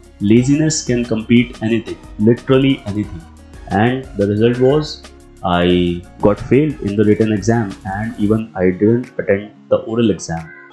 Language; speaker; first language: English; non-native, local second language; Hindi